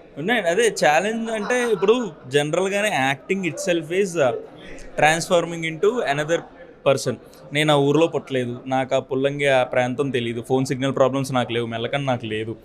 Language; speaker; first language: Telugu; native; Telugu